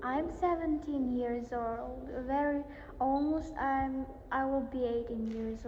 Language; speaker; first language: English; non-native, learner; Serbian